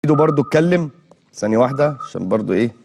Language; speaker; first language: Arabic; native; Arabic